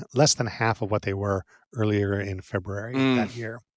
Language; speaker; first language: English; native; English